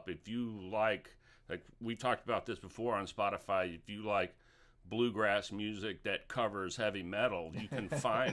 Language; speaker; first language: English; native; English